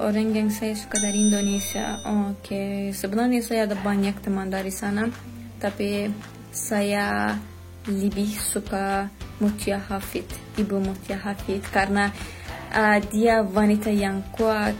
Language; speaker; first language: Indonesian; non-native, fluent; Azerbaijani